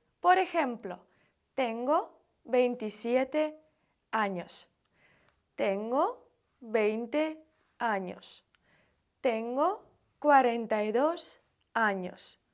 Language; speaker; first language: Spanish; non-native, fluent; Ukrainian